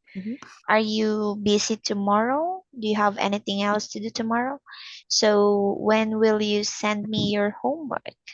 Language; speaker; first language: English; non-native, fluent; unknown